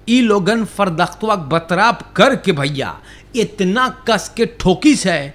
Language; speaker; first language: Hindi; non-native, local second language; Caribbean Hindustani